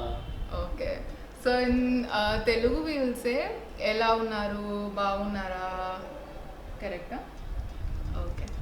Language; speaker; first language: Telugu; non-native, learner; Tamil